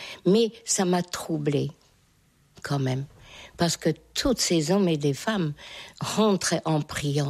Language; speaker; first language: French; non-native, fluent; Hungarian